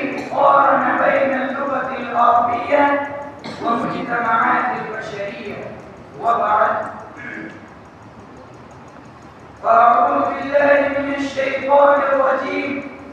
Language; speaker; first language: Arabic; non-native, learner; Urdu